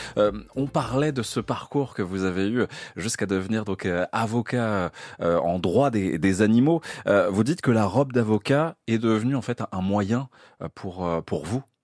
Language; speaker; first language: French; native; French